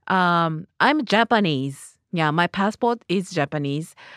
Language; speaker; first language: English; non-native, learner; Japanese